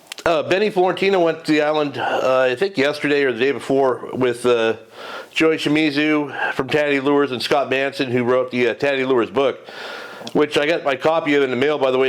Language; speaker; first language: English; native; English